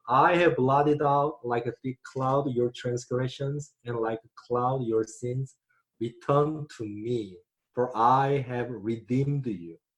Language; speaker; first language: English; non-native, learner; Korean